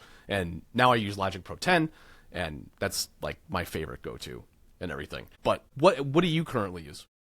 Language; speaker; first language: English; native; English